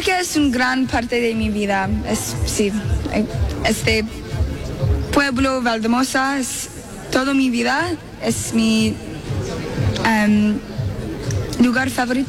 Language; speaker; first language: Spanish; non-native, learner; English